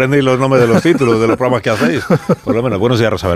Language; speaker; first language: Spanish; native; Spanish